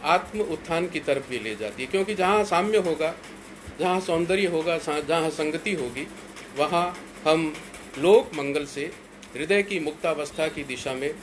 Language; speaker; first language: Hindi; native; Hindi